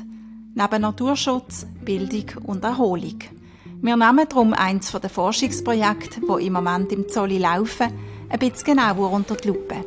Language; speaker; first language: German; native; German